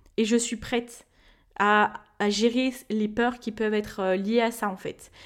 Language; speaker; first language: French; native; French